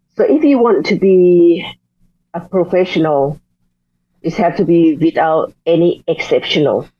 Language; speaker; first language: English; non-native, learner; Thai